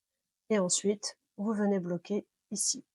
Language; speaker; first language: French; native; French